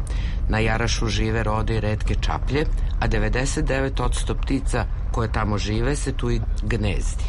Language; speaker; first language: Serbian; native; Serbian